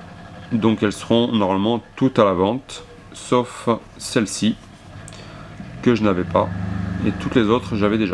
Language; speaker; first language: French; native; French